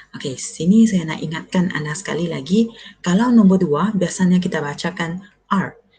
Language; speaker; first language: Malay; non-native, local second language; Chinese